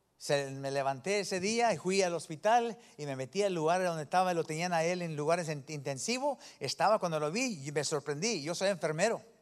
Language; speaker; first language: Spanish; early bilingual, heritage; Spanish